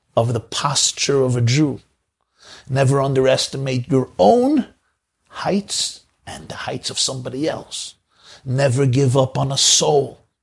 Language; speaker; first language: English; native; English